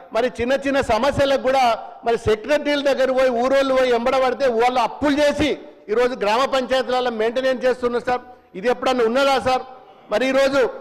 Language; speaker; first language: Telugu; native; Telugu